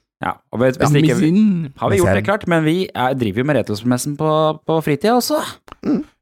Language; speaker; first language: Norwegian; native; Norwegian